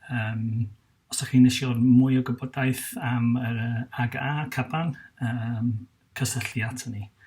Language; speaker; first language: Welsh; non-native, local second language; English